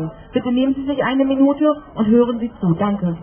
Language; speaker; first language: German; native; German